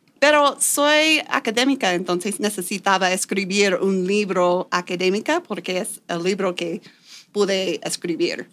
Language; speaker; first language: Spanish; non-native, fluent; English